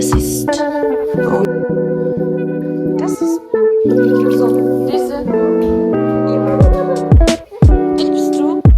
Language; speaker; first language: German; non-native, learner; Mongolian